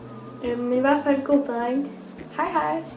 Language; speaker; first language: Danish; native; Danish